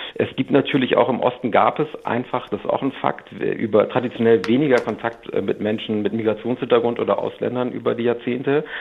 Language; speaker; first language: German; native; German